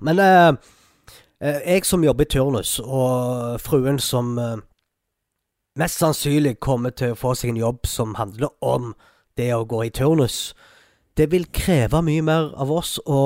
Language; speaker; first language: Norwegian; early bilingual, other home language; Arabic